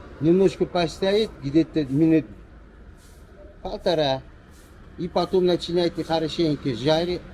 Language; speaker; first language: Russian; non-native, learner; Uzbek